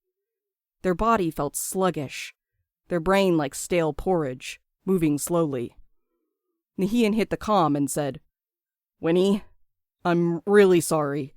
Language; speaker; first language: English; native; English